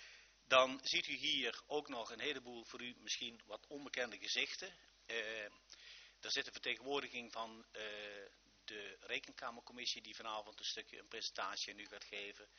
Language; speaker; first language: Dutch; native; Dutch